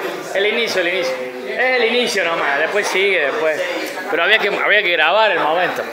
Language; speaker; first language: Spanish; native; Spanish